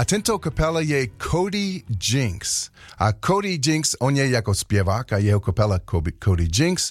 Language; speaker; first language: Czech; non-native, learner; English